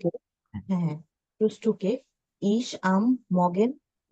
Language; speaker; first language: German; non-native, learner; Bangla